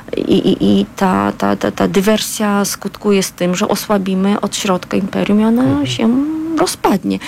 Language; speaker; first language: Polish; non-native, fluent; Azerbaijani